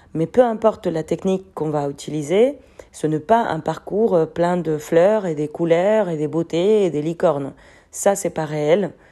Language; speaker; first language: French; non-native, fluent; Spanish